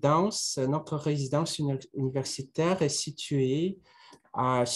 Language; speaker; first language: French; non-native, fluent; Russian